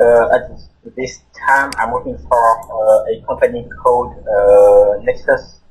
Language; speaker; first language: English; non-native, learner; Vietnamese